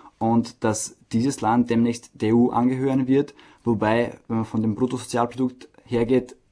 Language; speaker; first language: German; native; German